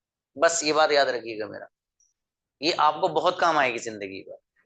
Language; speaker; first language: Hindi; native; Hindi